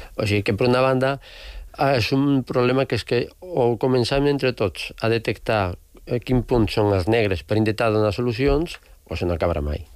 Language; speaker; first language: Catalan; non-native, local second language; Spanish